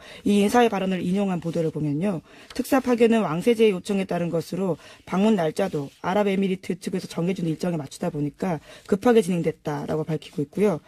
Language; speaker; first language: Korean; native; Korean